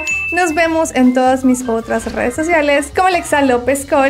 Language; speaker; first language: Spanish; native; Spanish